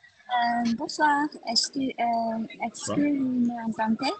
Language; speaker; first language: French; non-native, learner; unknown